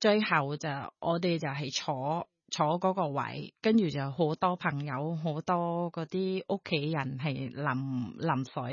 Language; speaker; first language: Cantonese; non-native, learner; Thai